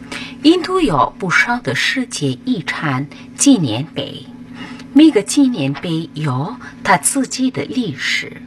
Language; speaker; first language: Chinese; non-native, fluent; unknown